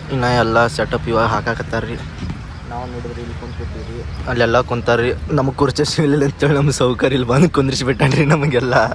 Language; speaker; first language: Kannada; native; Kannada